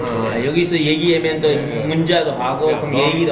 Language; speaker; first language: Korean; non-native, learner; Urdu